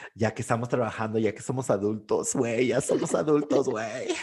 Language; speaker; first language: Spanish; early bilingual, heritage; Spanish